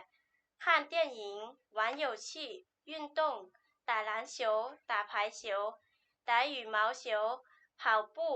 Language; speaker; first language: Chinese; non-native, learner; Lao